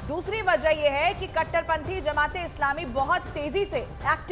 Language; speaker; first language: Hindi; native; Hindi